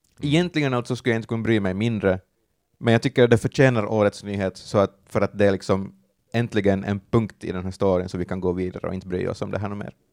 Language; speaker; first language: Swedish; native; Swedish